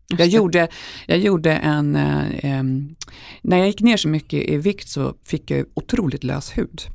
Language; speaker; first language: Swedish; native; Swedish